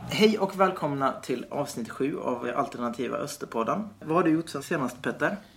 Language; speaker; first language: Swedish; native; Swedish